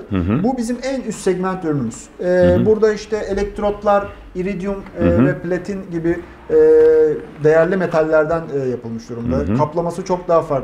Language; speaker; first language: Turkish; native; Turkish